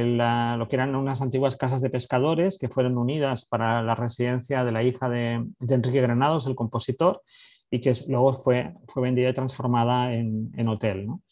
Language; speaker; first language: Spanish; native; Spanish